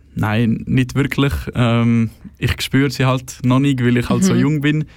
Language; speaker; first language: German; non-native, fluent; Swedish